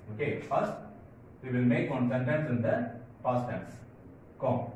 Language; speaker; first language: English; non-native, local second language; Tamil